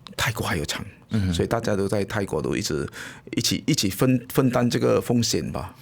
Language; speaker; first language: Chinese; native; Chinese